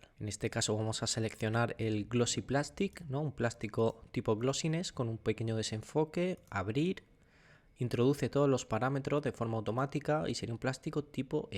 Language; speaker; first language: Spanish; native; Spanish